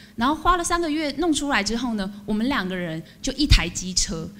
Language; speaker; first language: Chinese; native; Chinese